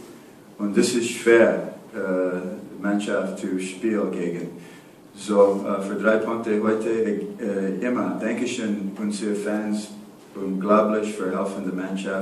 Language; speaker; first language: German; non-native, learner; English